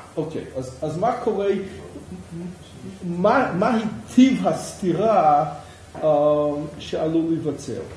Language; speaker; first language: Hebrew; non-native, fluent; English